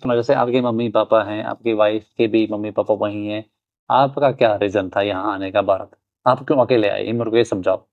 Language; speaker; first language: Hindi; native; Hindi